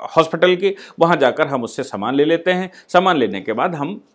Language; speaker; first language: Hindi; native; Hindi